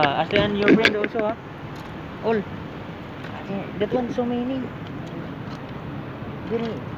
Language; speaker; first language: English; non-native, learner; Filipino